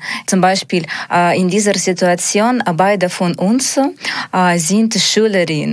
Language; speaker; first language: German; non-native, learner; Ukrainian